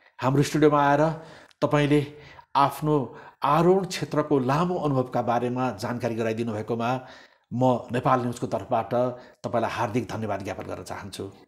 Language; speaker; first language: Nepali; native; Nepali